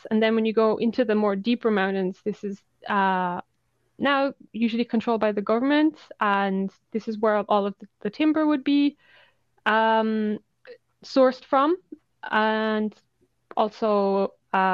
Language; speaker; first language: English; native; English